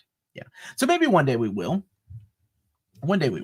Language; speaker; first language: English; native; English